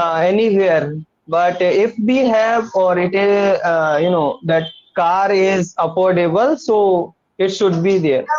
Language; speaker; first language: English; non-native, learner; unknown